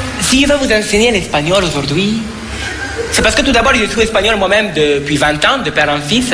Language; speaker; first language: French; native; French